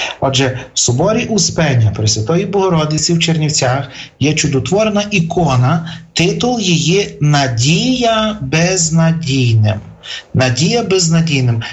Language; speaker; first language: Ukrainian; native; Ukrainian